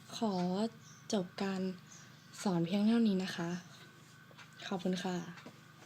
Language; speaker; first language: Thai; native; Thai